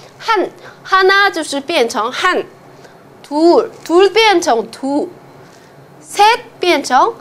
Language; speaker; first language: Korean; non-native, fluent; Chinese